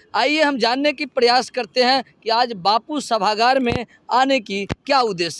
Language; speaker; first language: Hindi; native; Hindi